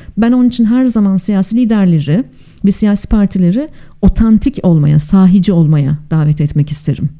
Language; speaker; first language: Turkish; native; Turkish